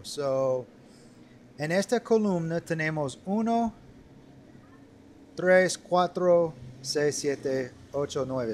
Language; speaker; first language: Spanish; non-native, learner; English